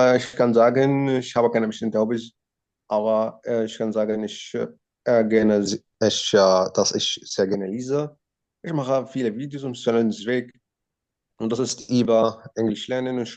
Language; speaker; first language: German; non-native, learner; Arabic